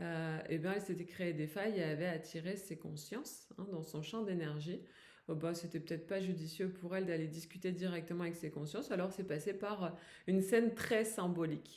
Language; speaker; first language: French; native; French